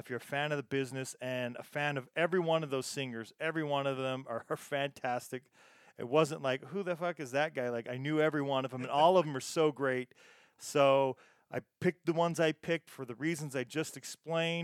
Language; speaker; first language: English; native; English